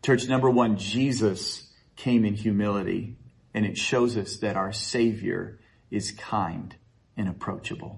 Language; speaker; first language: English; native; English